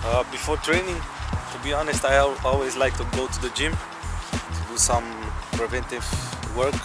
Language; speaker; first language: English; non-native, learner; Portuguese